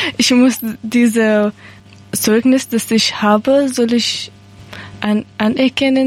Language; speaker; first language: German; non-native, learner; Persian